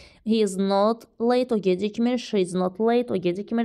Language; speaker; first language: English; non-native, fluent; Azerbaijani